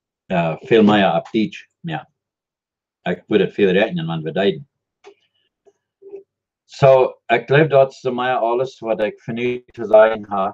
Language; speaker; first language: German; non-native, learner; Dutch